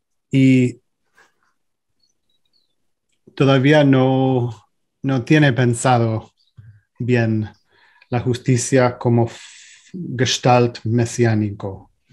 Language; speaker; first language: Spanish; non-native, fluent; English